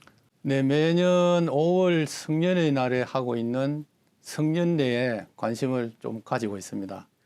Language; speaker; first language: Korean; native; Korean